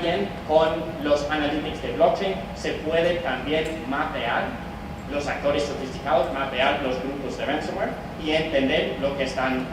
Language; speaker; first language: Spanish; non-native, fluent; English